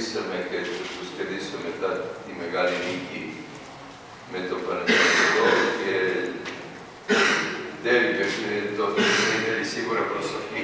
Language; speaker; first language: Greek; non-native, fluent; Serbian